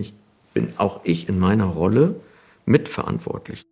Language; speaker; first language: German; native; German